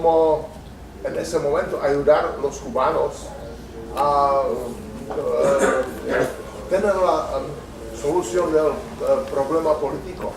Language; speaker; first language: Spanish; non-native, learner; Czech